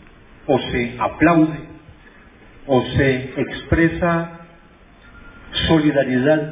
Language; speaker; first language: Spanish; native; Spanish